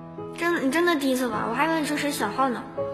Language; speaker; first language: Chinese; native; Chinese